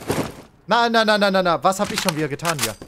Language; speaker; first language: German; native; German